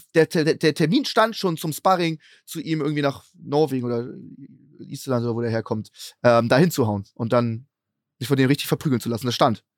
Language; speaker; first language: German; native; German